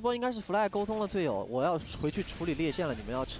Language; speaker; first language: Chinese; native; Chinese